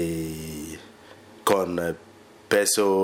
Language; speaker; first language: Spanish; non-native, learner; English